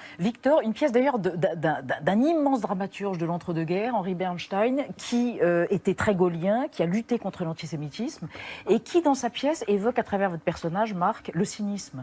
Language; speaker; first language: French; native; French